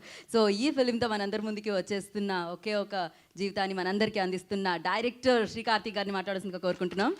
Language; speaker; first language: Telugu; native; Telugu